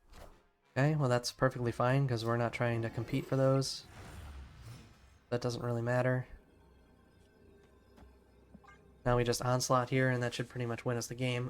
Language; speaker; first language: English; native; English